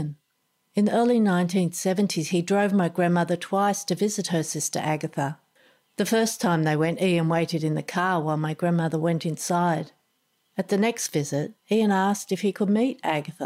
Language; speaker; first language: English; non-native, fluent; Italian